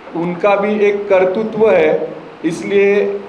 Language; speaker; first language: Hindi; non-native, local second language; Marathi